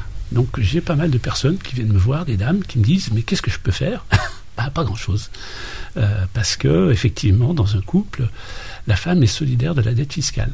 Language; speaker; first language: French; native; French